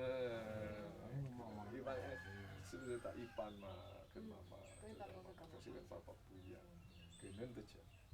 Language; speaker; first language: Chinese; non-native, learner; Indonesian